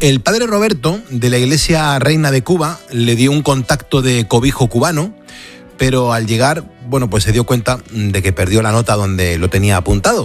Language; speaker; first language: Spanish; native; Spanish